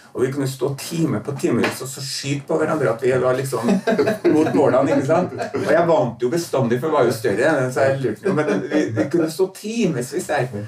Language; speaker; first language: Norwegian; native; Norwegian